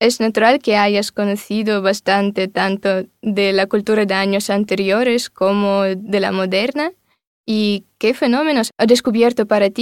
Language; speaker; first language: Spanish; non-native, fluent; Russian